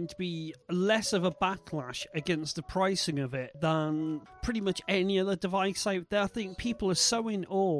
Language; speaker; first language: English; native; English